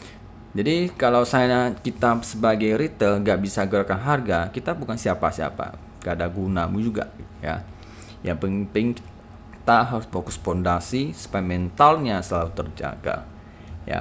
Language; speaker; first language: Indonesian; native; Indonesian